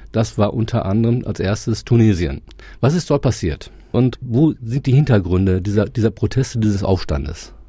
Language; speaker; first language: German; native; German